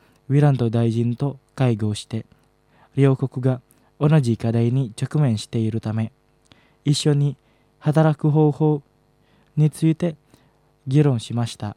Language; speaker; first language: Japanese; non-native, fluent; Indonesian